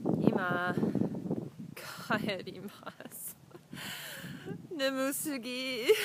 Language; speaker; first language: Japanese; non-native, learner; English